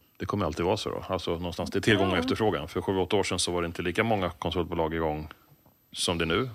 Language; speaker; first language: Swedish; native; Swedish